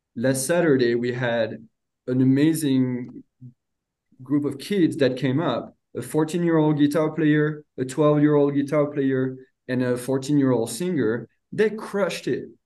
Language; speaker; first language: English; non-native, fluent; French